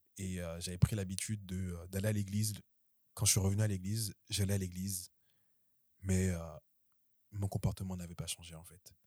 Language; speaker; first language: French; early bilingual, other home language; Haitian Creole